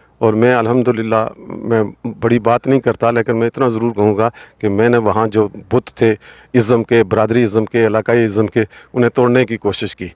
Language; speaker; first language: Urdu; non-native, local second language; Punjabi